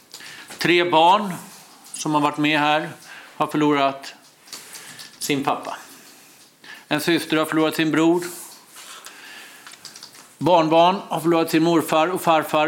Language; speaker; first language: Swedish; native; Swedish